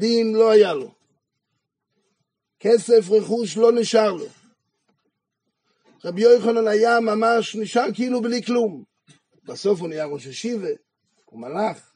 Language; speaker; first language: Hebrew; non-native, fluent; French